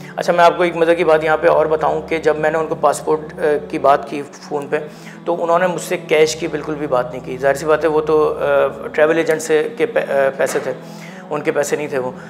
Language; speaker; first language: Urdu; native; Urdu